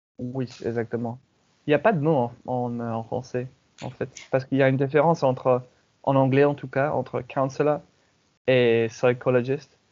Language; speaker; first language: French; non-native, fluent; English